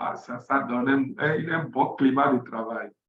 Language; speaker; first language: French; non-native, fluent; Spanish